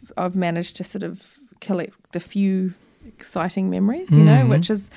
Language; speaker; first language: English; native; English